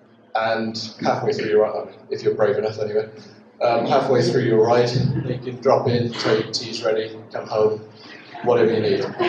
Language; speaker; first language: English; native; English